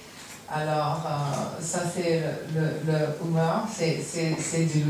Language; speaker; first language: French; non-native, learner; English